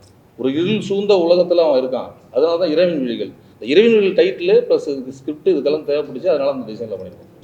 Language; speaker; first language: Tamil; native; Tamil